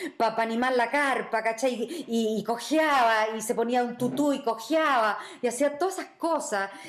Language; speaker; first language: Spanish; native; Spanish